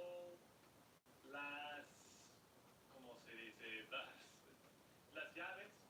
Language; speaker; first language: Spanish; non-native, learner; English